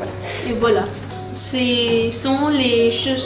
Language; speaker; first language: French; non-native, fluent; Spanish